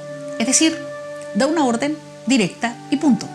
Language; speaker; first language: Spanish; native; Spanish